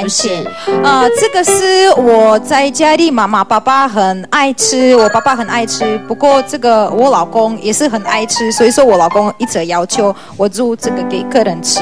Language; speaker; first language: Chinese; non-native, learner; Russian